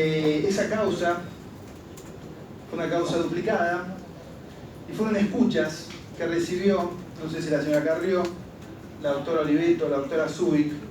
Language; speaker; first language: Spanish; native; Spanish